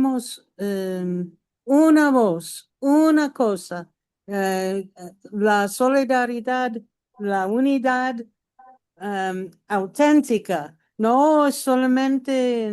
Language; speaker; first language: Spanish; non-native, learner; English